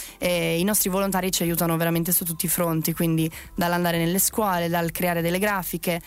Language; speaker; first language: Italian; native; Italian